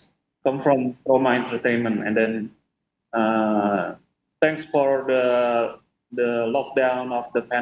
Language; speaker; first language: English; non-native, fluent; Indonesian